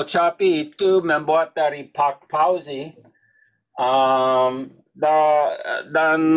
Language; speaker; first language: Indonesian; non-native, learner; English